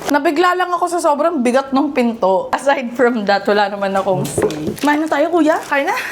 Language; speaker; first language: Filipino; native; Filipino